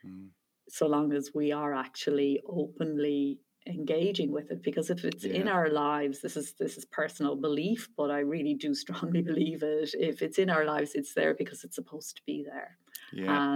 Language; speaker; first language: English; native; English